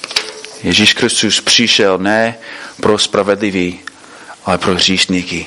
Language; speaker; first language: Czech; non-native, fluent; English